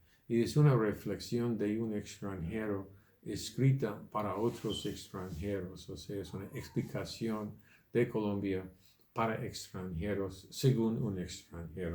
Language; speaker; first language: Spanish; non-native, fluent; English